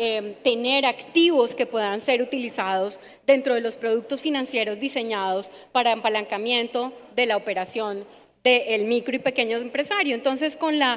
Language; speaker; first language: Spanish; native; Spanish